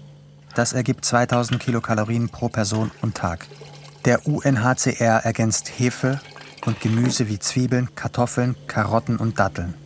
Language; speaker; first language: German; native; German